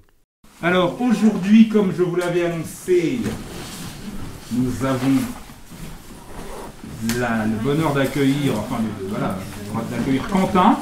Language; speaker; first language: French; native; French